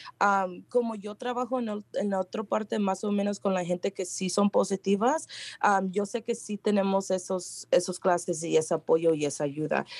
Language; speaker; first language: Spanish; early bilingual, heritage; Spanish